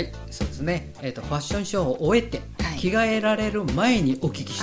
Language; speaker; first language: Japanese; native; Japanese